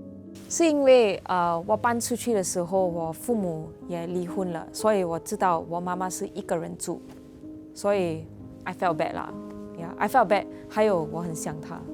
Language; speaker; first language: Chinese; non-native, local second language; English